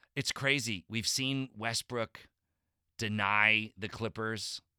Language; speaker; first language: English; native; English